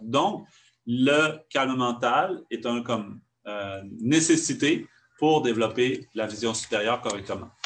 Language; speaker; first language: French; native; French